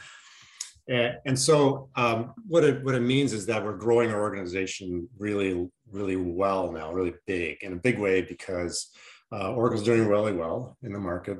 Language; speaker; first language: English; native; English